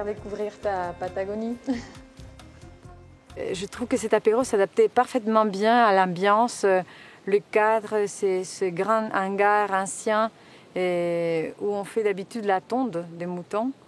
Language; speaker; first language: French; early bilingual, heritage; Spanish